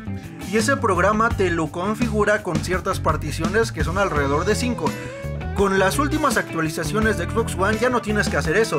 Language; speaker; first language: Spanish; native; Spanish